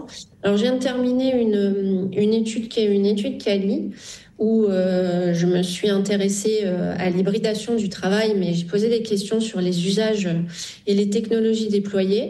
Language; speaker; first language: French; native; French